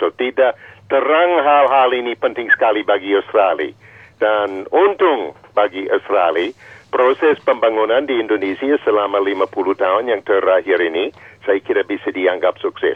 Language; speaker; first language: Indonesian; non-native, fluent; English